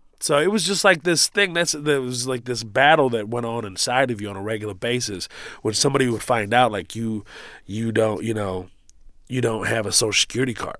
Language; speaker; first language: English; early bilingual, other home language; Arabic